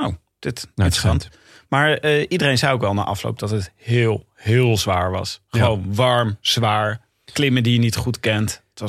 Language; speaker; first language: Dutch; native; Dutch